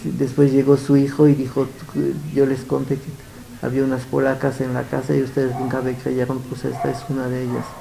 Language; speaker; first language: Spanish; early bilingual, other home language; Yiddish